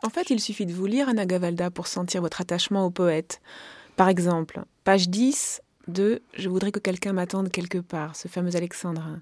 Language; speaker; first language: French; native; French